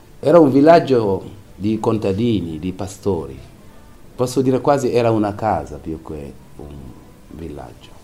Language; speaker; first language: Italian; non-native, fluent; Wolof